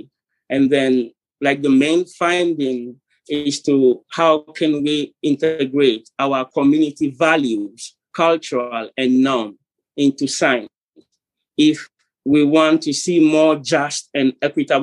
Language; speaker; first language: English; non-native, local second language; Ewe